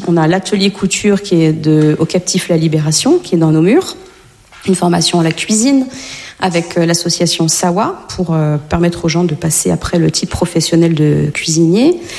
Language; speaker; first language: French; native; French